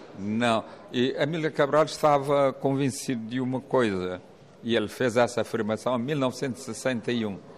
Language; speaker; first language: Portuguese; non-native, local second language; Kabuverdianu